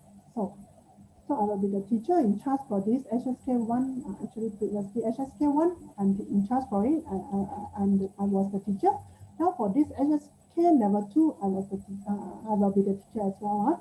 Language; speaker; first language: English; non-native, local second language; Chinese